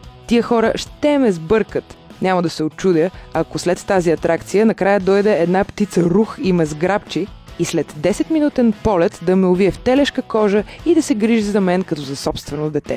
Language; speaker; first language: Bulgarian; native; Bulgarian